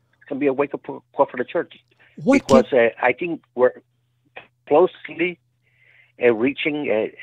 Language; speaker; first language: English; native; English